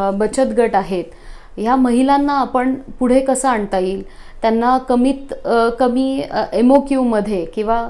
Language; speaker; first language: Marathi; native; Marathi